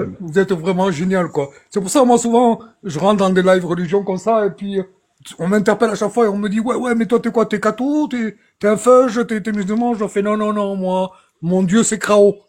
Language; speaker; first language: French; native; French